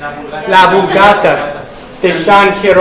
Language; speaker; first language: Spanish; non-native, fluent; English